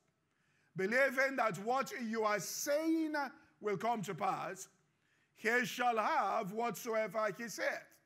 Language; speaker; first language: English; non-native, local second language; Yoruba